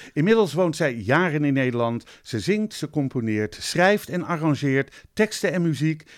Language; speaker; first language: Dutch; native; Dutch